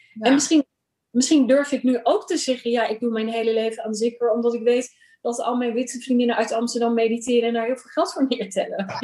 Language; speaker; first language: Dutch; early bilingual, other home language; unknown